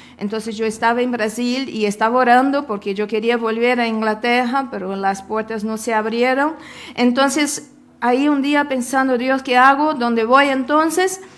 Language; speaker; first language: Spanish; non-native, fluent; Portuguese